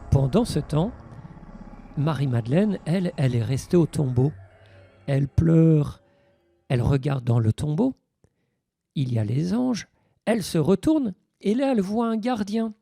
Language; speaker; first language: French; native; French